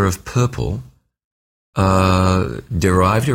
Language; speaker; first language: English; native; English